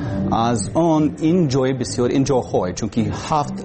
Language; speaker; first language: Persian; non-native, learner; English